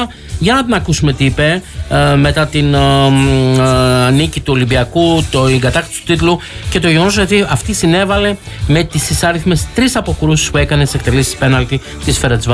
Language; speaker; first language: Greek; native; Greek